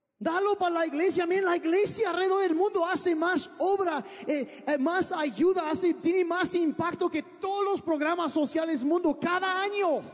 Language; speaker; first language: Spanish; early bilingual, other home language; English